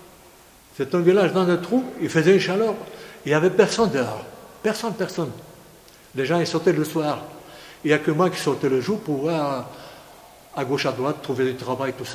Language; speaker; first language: French; non-native, fluent; Greek